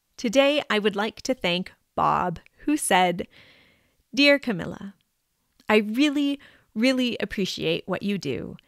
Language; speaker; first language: English; native; English